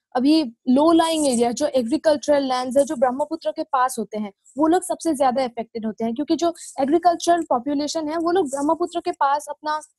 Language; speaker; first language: Hindi; non-native, local second language; Assamese